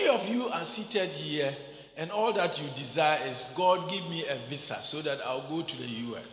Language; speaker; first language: English; non-native, local second language; Akan